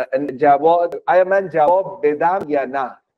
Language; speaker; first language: Persian; non-native, fluent; Urdu